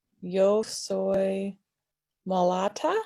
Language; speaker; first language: Spanish; non-native, learner; English